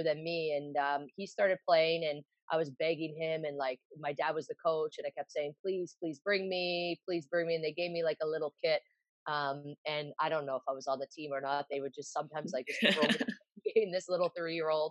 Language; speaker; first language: English; native; English